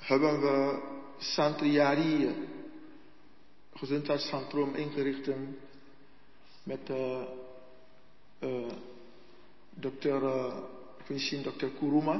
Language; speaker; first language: Dutch; non-native, learner; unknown